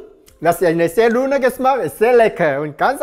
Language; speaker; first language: German; non-native, learner; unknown